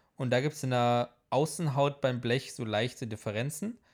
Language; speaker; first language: German; early bilingual, heritage; Polish